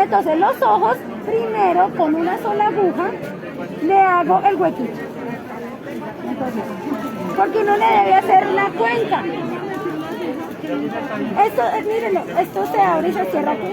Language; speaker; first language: Spanish; native; Spanish